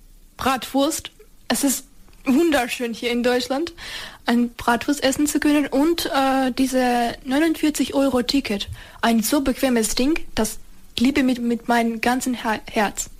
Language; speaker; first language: German; non-native, learner; Ukrainian